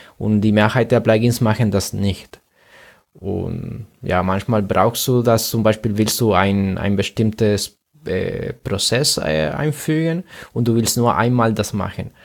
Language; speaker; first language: German; non-native, fluent; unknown